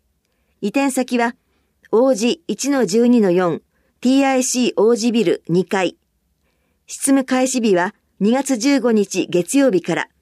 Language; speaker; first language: Japanese; native; Japanese